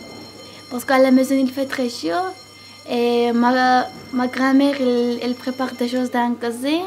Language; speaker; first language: French; non-native, learner; Georgian